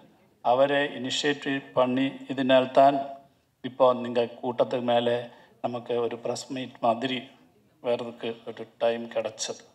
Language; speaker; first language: Tamil; non-native, learner; Malayalam